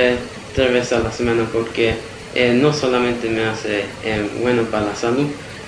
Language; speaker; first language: Spanish; early bilingual, heritage; Spanish